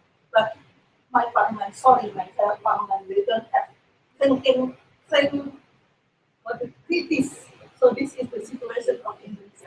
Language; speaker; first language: English; non-native, learner; Indonesian